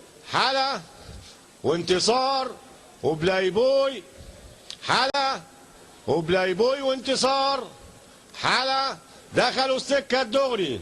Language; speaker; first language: Arabic; native; Arabic